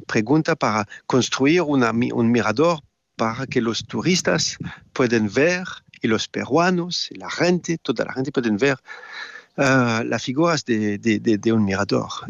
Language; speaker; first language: Spanish; non-native, fluent; French